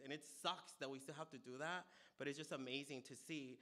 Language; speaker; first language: English; early bilingual, other home language; Spanish